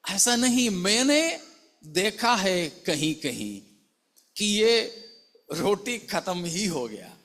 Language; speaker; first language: Hindi; non-native, local second language; Malayalam